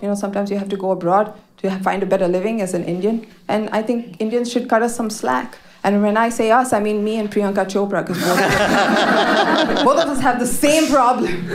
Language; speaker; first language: English; native; English